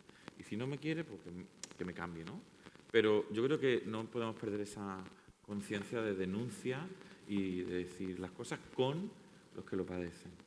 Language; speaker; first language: Spanish; native; Spanish